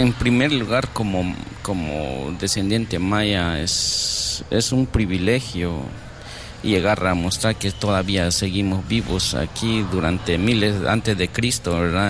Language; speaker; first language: Spanish; non-native, local second language; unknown